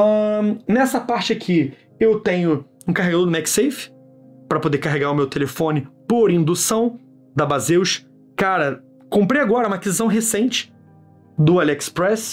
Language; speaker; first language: Portuguese; native; Portuguese